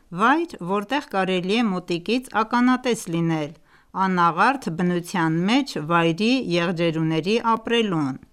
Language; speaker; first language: Armenian; early bilingual, heritage; Armenian